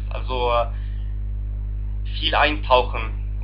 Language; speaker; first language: German; non-native, learner; Arabic